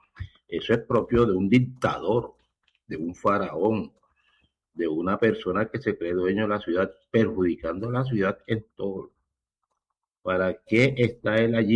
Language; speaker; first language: Spanish; native; Spanish